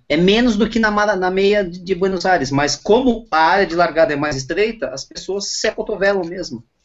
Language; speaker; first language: Portuguese; native; Portuguese